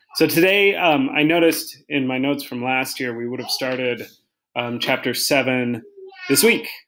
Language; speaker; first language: English; native; English